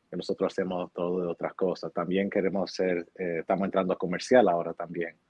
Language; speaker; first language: Spanish; early bilingual, heritage; Spanish